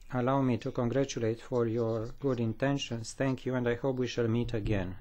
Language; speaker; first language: English; non-native, fluent; Romanian